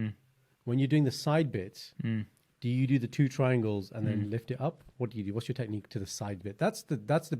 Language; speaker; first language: English; early bilingual, other home language; Punjabi